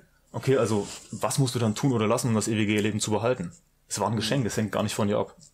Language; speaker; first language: German; native; German